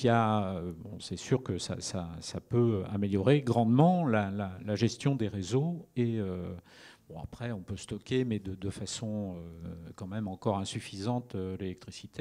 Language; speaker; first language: French; native; French